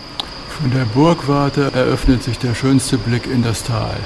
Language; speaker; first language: German; native; German